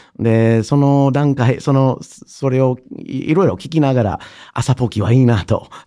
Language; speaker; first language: Japanese; non-native, fluent; English